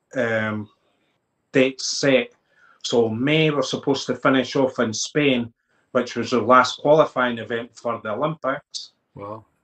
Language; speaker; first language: English; native; English